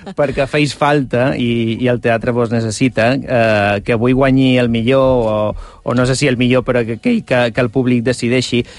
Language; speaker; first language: Catalan; native; Catalan